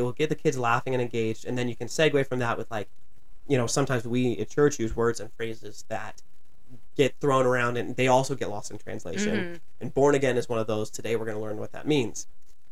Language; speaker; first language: English; native; English